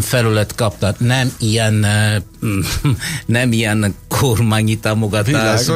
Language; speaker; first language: Hungarian; non-native, fluent; Italian